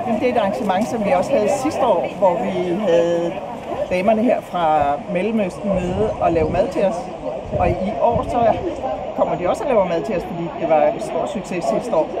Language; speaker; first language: Danish; native; Danish